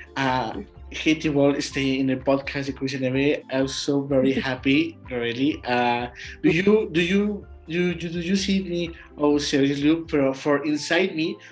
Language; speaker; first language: English; non-native, learner; Spanish